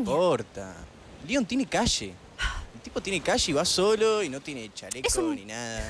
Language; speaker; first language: Spanish; native; Spanish